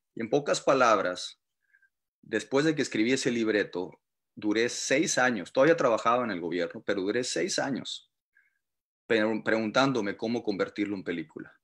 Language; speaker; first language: Spanish; native; Spanish